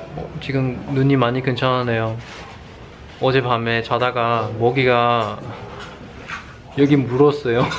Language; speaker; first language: Korean; non-native, learner; Chinese